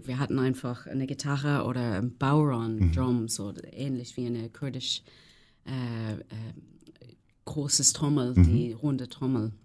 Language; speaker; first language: German; non-native, fluent; English